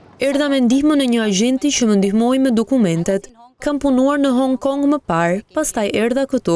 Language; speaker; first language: Albanian; non-native, learner; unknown